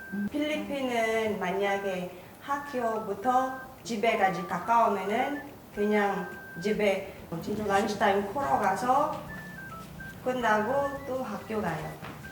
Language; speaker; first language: Korean; non-native, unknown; Filipino